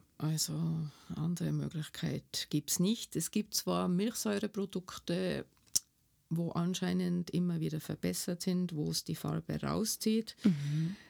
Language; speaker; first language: German; native; German